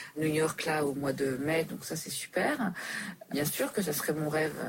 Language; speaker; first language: French; native; French